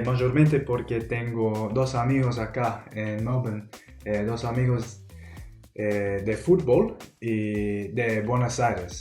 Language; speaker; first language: Spanish; non-native, learner; English